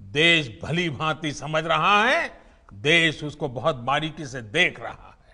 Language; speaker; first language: Hindi; non-native, local second language; Gujarati